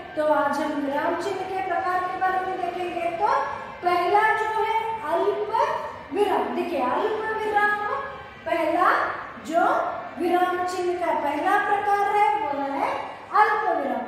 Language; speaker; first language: Hindi; non-native, local second language; Kannada